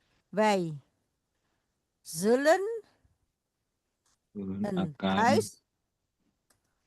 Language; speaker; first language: Dutch; non-native, fluent; Indonesian